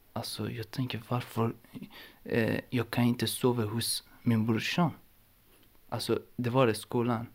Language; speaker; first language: Swedish; non-native, learner; Persian